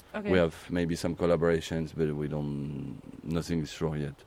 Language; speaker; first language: English; non-native, learner; French